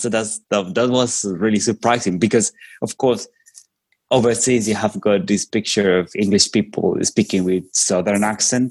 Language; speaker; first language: English; non-native, fluent; Spanish